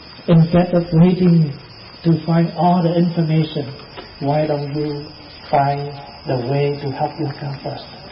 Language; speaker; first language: English; non-native, fluent; Vietnamese